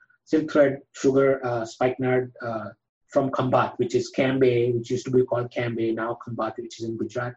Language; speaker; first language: English; non-native, local second language; Gujarati